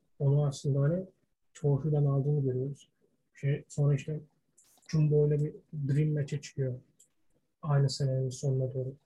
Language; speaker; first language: Turkish; early bilingual, heritage; Turkish